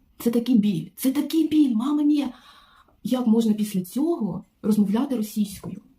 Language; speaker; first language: Ukrainian; non-native, local second language; Russian